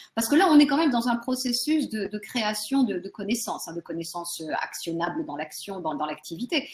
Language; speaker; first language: French; native; French